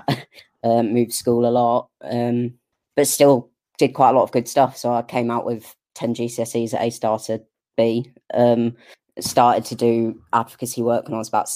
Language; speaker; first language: English; native; English